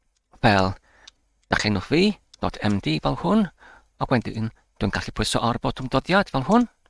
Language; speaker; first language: Welsh; non-native, learner; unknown